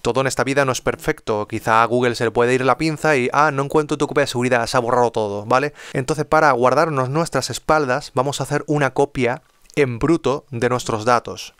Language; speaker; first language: Spanish; native; Spanish